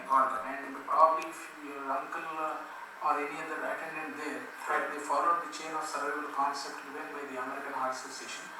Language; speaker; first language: English; non-native, local second language; Telugu